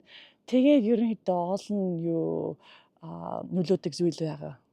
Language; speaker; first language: Mongolian; non-native, learner; English